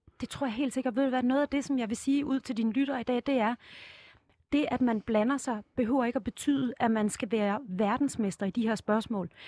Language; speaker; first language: Danish; native; Danish